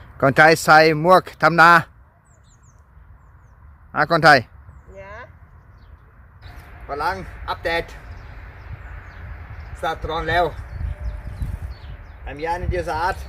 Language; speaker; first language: Thai; non-native, learner; German